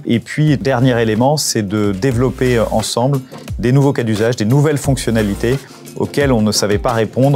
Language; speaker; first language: French; native; French